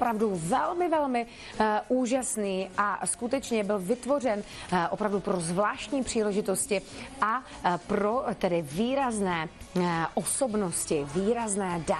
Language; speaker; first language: Czech; native; Czech